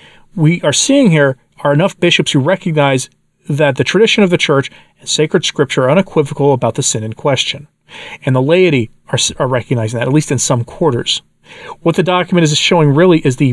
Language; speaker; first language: English; native; English